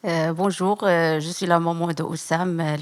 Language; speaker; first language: French; non-native, learner; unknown